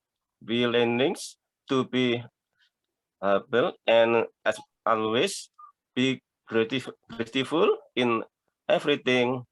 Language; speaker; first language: English; non-native, learner; Indonesian